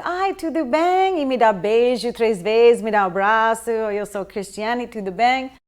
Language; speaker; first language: Portuguese; non-native, fluent; English